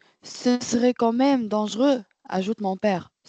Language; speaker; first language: French; non-native, learner; Arabic